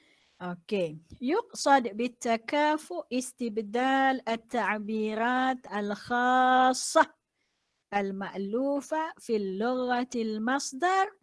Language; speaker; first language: Arabic; non-native, fluent; Malay